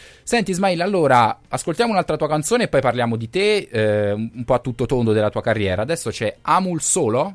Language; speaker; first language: Italian; native; Italian